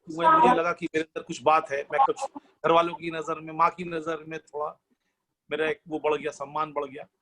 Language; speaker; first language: Hindi; non-native, local second language; Bangla